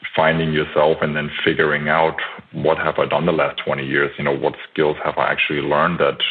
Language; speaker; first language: English; non-native, fluent; German